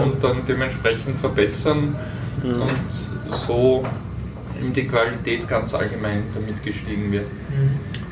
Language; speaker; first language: German; native; German